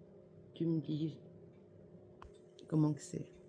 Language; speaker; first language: French; native; French